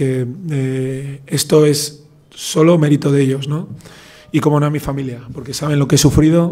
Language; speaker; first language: Spanish; native; Spanish